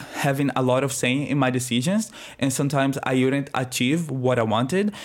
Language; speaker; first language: English; non-native, fluent; Portuguese